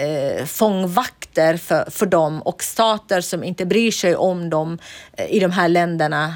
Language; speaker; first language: Swedish; non-native, fluent; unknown